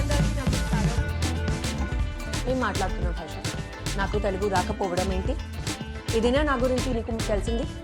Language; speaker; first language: Telugu; non-native, local second language; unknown